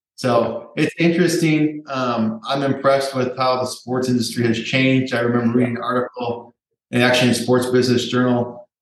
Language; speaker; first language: English; native; English